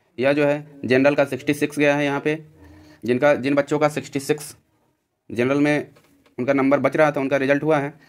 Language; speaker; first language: Hindi; native; Hindi